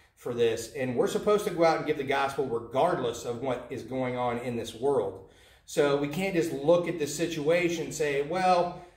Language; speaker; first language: English; native; English